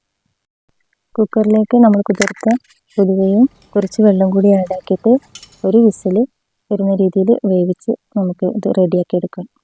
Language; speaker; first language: Malayalam; native; Malayalam